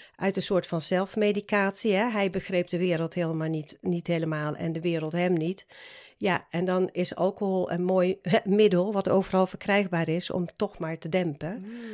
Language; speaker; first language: Dutch; non-native, fluent; Swedish